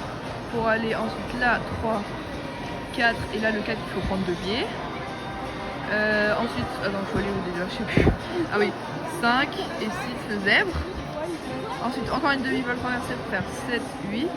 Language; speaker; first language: French; native; French